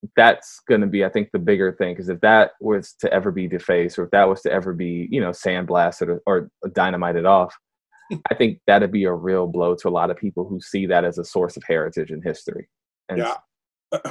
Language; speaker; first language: English; native; English